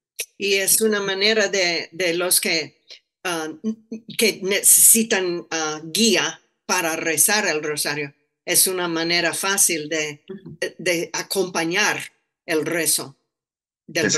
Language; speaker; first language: Spanish; non-native, fluent; English